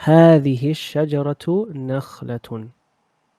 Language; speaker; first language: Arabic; non-native, fluent; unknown